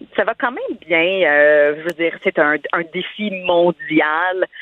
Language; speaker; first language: French; non-native, fluent; English